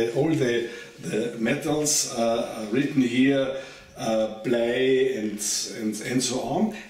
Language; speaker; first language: English; non-native, learner; German